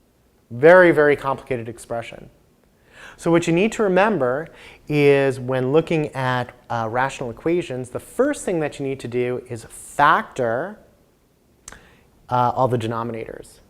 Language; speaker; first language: English; native; English